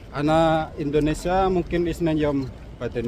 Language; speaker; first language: Arabic; non-native, learner; Indonesian